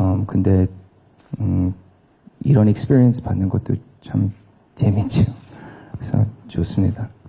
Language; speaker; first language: Korean; early bilingual, heritage; Korean